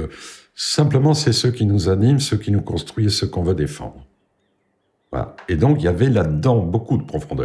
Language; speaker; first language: French; native; French